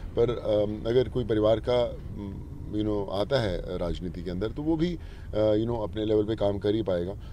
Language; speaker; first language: Hindi; native; Hindi